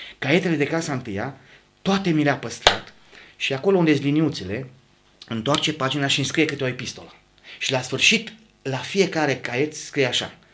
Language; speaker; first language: Romanian; native; Romanian